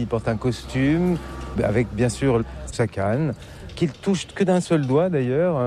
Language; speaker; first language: French; native; French